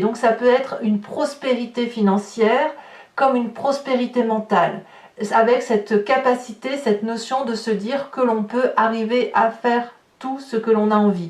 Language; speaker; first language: French; native; French